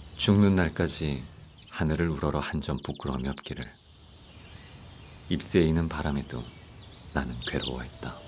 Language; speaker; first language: Korean; native; Korean